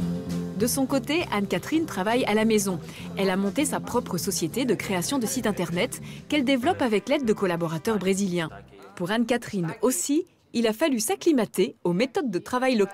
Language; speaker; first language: French; native; French